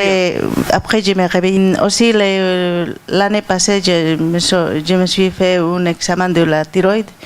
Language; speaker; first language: French; non-native, learner; Portuguese